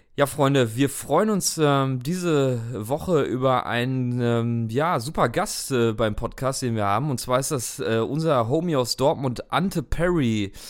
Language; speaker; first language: German; native; German